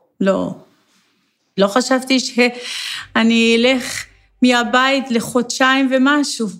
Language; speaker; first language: Hebrew; non-native, fluent; Persian